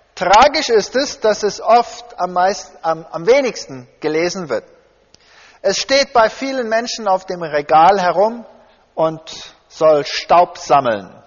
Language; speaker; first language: German; early bilingual, heritage; German